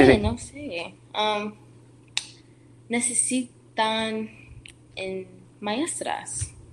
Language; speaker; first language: Spanish; non-native, learner; English